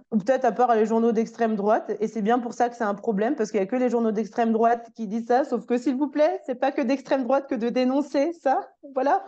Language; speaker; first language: French; native; French